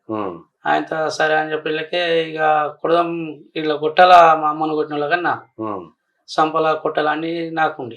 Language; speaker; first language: Telugu; native; Telugu